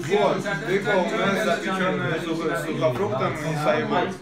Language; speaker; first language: Russian; non-native, fluent; Georgian